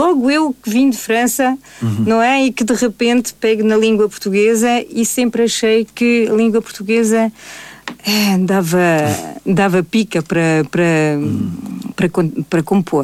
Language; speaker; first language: Portuguese; early bilingual, heritage; Portuguese